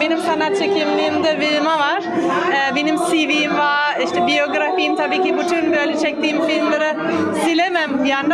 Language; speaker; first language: Turkish; non-native, fluent; German